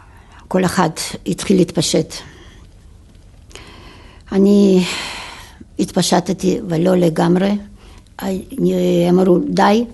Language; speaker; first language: Hebrew; non-native, fluent; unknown